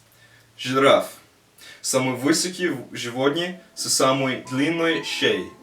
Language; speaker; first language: Russian; non-native, learner; English